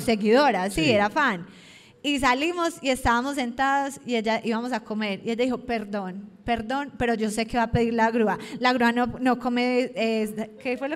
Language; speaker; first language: Spanish; native; Spanish